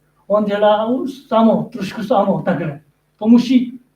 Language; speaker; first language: Czech; non-native, learner; Korean